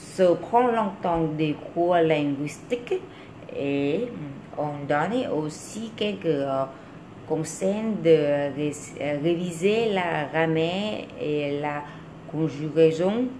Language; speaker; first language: French; non-native, learner; Vietnamese